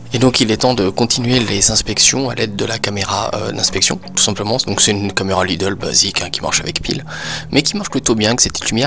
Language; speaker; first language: French; native; French